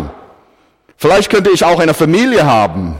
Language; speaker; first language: German; non-native, fluent; English